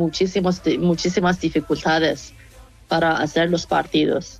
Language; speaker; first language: Spanish; non-native, fluent; Persian